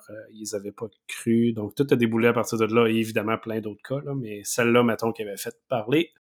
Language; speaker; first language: French; native; French